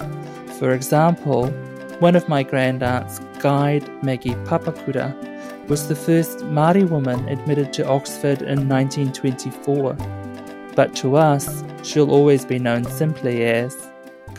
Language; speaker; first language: English; native; English